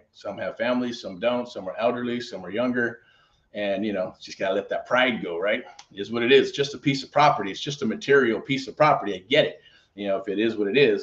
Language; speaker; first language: English; native; English